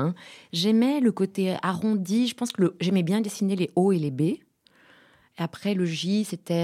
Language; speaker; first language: French; native; French